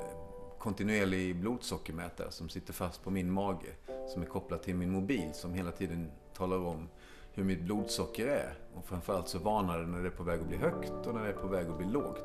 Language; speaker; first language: Swedish; native; Swedish